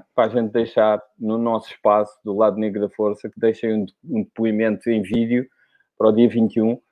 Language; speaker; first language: Portuguese; non-native, local second language; Kabuverdianu